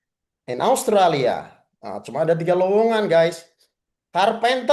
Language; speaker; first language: English; non-native, fluent; Indonesian